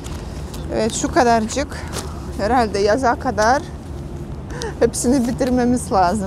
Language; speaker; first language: Turkish; non-native, fluent; Russian